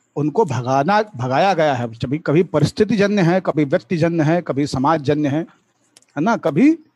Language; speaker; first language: Hindi; native; Hindi